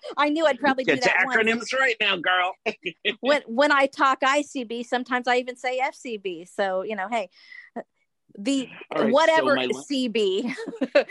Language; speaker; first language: English; native; English